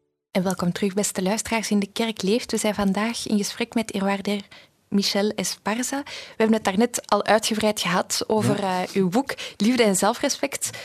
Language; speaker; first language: Dutch; native; Dutch